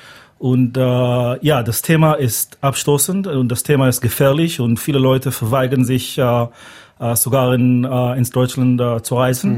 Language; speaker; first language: German; non-native, fluent; Hebrew